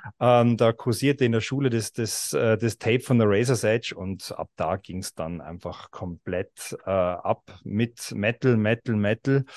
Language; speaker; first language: German; native; German